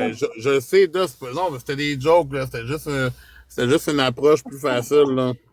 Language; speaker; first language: French; native; French